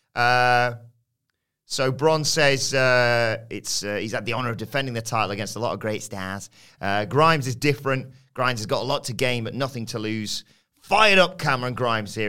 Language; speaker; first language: English; native; English